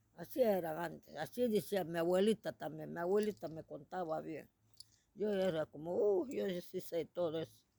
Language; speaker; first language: Spanish; non-native, local second language; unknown